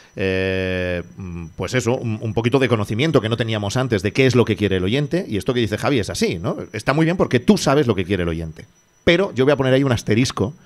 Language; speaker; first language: Spanish; native; Spanish